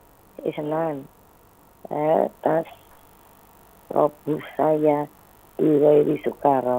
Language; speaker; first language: Arabic; non-native, learner; Indonesian